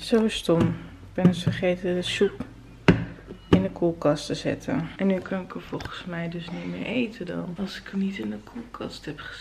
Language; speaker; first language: Dutch; native; Dutch